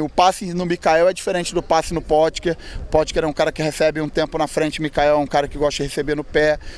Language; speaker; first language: Portuguese; native; Portuguese